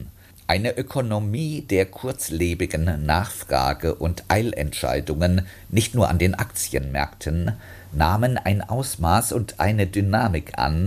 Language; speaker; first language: German; native; German